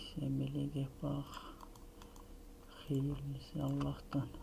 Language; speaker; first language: Turkish; native; Turkish